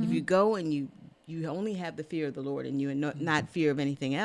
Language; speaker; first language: English; native; English